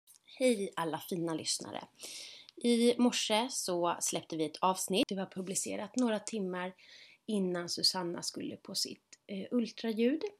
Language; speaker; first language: Swedish; native; Swedish